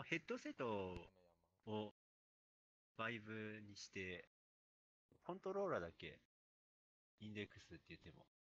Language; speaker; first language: Japanese; native; Japanese